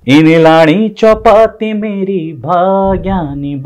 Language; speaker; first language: Hindi; native; Hindi